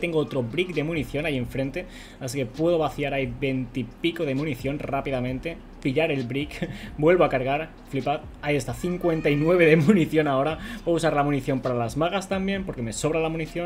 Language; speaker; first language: Spanish; native; Spanish